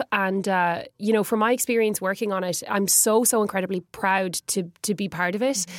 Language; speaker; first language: English; native; English